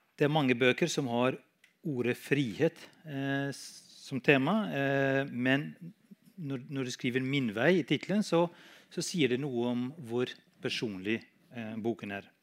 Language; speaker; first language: Norwegian; non-native, fluent; Albanian